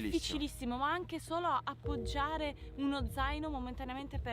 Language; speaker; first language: Italian; native; Italian